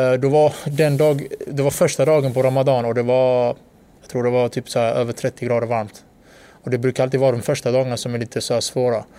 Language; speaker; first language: Swedish; early bilingual, other home language; Bosnian